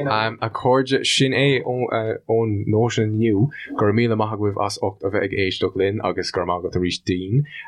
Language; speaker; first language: Irish; non-native, local second language; English